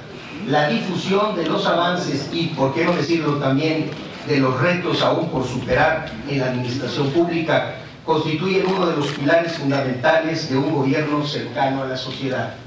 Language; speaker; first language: Spanish; native; Spanish